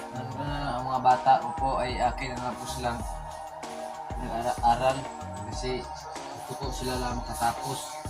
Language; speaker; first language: Filipino; non-native, local second language; Cebuano